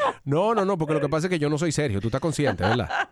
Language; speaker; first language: Spanish; native; Spanish